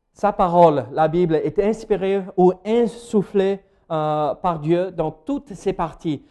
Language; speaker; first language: French; non-native, fluent; English